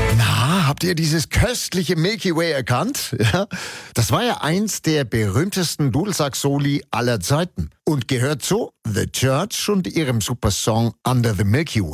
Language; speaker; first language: German; native; German